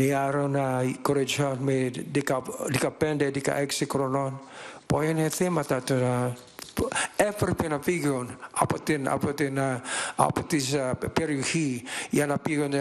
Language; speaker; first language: Greek; non-native, learner; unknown